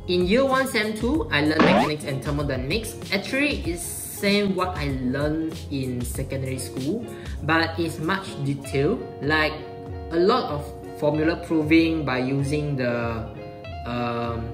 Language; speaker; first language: English; non-native, local second language; Chinese